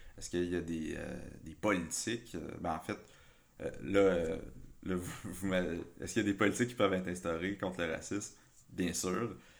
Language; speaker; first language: French; native; French